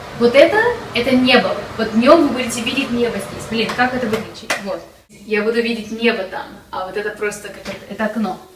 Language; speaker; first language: Russian; early bilingual, other home language; English